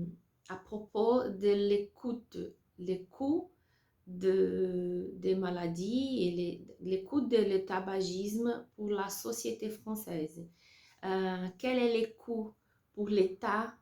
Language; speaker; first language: French; non-native, learner; Portuguese